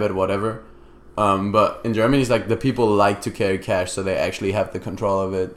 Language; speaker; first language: English; non-native, fluent; German